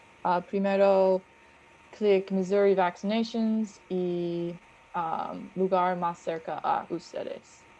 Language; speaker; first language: Spanish; non-native, learner; English